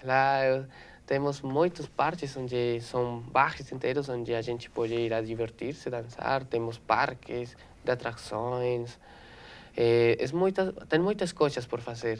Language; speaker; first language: Portuguese; non-native, learner; Spanish